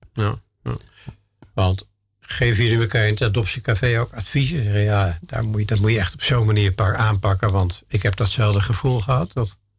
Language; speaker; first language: Dutch; native; Dutch